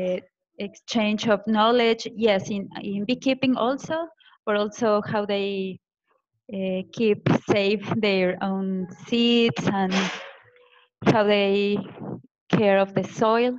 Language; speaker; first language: English; non-native, fluent; Spanish